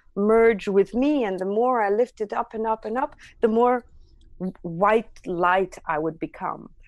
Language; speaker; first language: English; non-native, fluent; Armenian